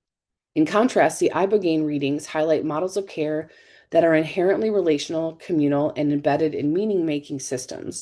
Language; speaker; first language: English; native; English